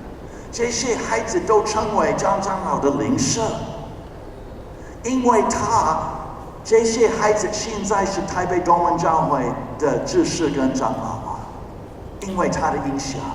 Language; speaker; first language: Chinese; non-native, fluent; English